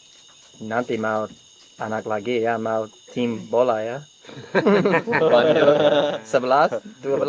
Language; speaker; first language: Indonesian; non-native, learner; English